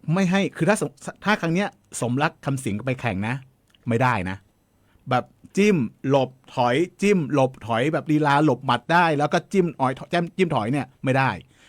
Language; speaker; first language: Thai; native; Thai